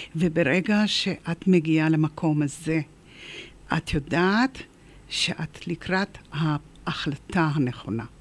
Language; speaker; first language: Hebrew; early bilingual, other home language; Polish